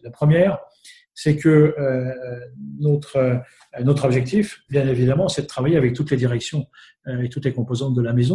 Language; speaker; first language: French; native; French